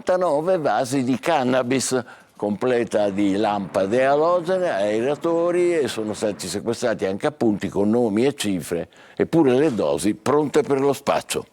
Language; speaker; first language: Italian; native; Italian